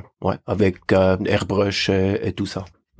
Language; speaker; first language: French; native; French